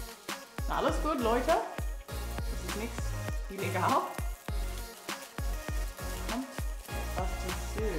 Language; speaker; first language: German; non-native, learner; English